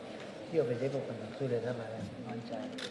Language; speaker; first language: Italian; non-native, fluent; Spanish